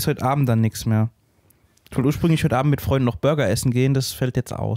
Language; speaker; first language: German; native; German